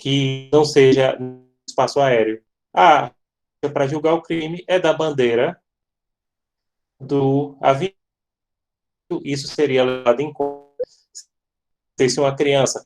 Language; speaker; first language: Portuguese; native; Portuguese